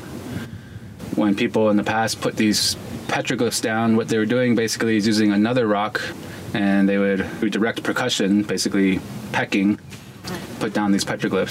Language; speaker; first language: English; native; English